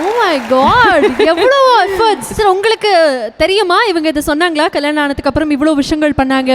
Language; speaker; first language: Tamil; native; Tamil